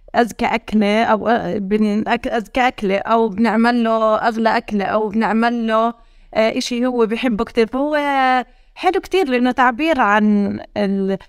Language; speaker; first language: Arabic; native; Arabic